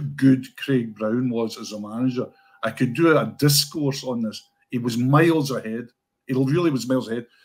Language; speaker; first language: English; native; English